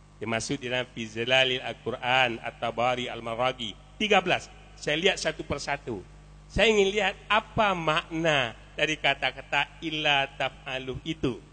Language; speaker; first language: Indonesian; non-native, local second language; Minangkabau